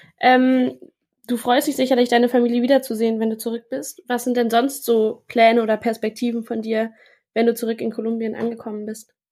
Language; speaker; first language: German; native; German